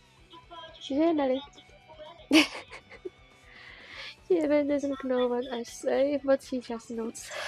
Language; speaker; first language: English; non-native, learner; Czech